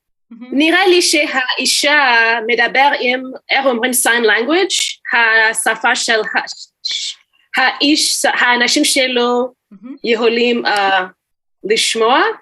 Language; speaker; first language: Hebrew; non-native, learner; English